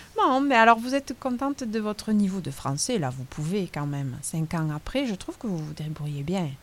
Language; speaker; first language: French; native; French